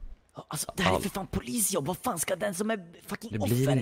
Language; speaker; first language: Swedish; native; Swedish